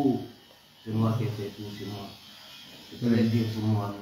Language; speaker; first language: French; non-native, learner; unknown